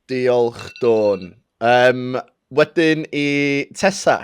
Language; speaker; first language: Welsh; native; Welsh